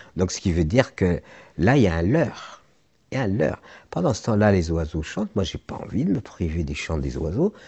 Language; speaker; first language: French; non-native, local second language; Arabic